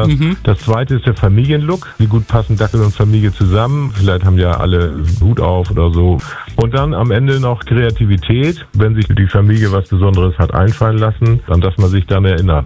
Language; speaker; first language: German; native; German